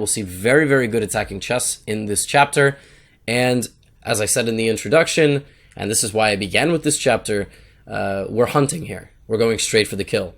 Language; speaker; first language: English; native; English